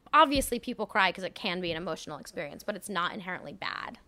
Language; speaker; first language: English; early bilingual, other home language; French